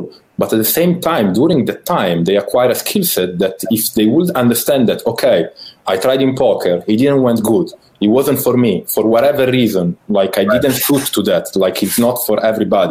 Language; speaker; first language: English; non-native, fluent; Italian